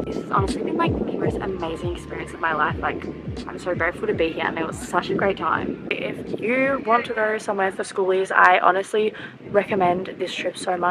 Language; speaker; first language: English; native; English